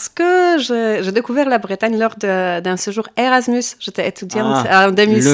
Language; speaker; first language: French; non-native, fluent; Polish